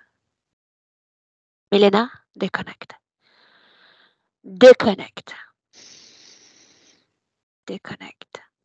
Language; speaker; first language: French; native; French